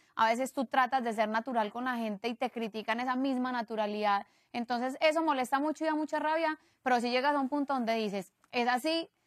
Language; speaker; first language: Spanish; native; Spanish